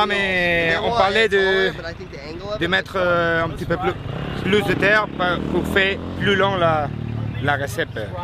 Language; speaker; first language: French; non-native, learner; Spanish